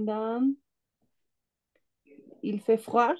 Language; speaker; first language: French; non-native, learner; Spanish